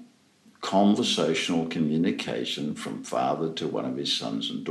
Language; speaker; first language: English; native; English